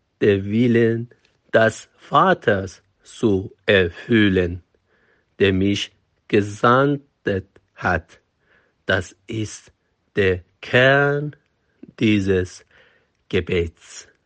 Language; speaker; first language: German; non-native, fluent; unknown